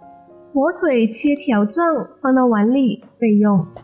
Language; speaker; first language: Chinese; native; Chinese